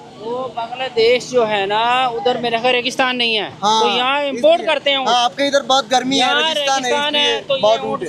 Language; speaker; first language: Hindi; non-native, learner; Bangla